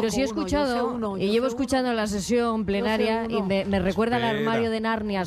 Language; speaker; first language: Spanish; native; Spanish